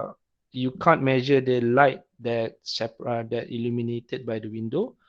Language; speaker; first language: English; non-native, local second language; Malay